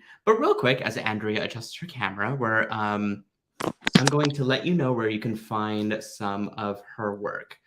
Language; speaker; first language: English; native; English